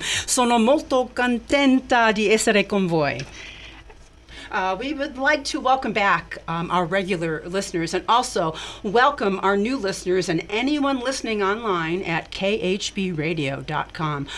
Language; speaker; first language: English; native; English